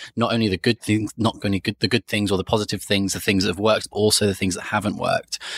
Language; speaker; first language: English; native; English